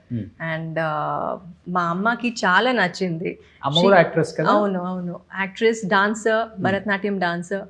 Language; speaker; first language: Telugu; non-native, local second language; Tamil